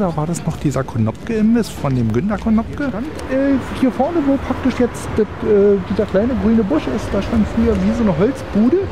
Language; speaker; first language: German; native; German